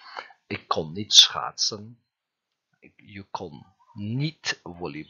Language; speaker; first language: Dutch; non-native, fluent; Turkish